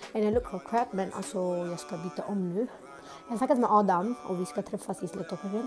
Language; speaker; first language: Swedish; native; Swedish